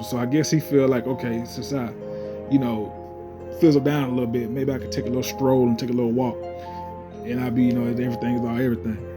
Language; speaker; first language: English; native; English